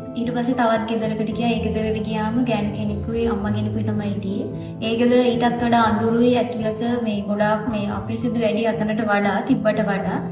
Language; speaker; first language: Sinhala; native; Sinhala